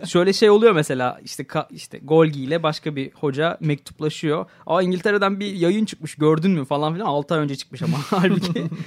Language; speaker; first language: Turkish; native; Turkish